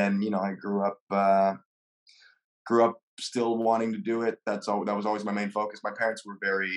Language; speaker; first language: English; non-native, fluent; French